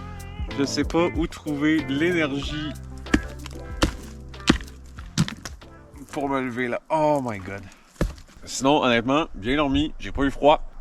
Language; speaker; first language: French; native; French